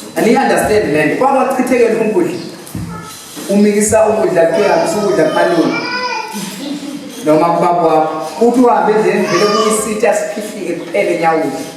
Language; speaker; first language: Zulu; native; Zulu